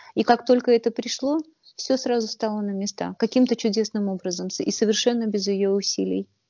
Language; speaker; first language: Russian; native; Russian